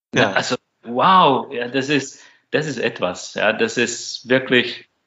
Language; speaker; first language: German; non-native, fluent; Slovak